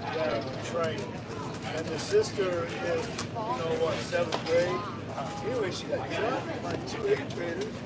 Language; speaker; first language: English; native; English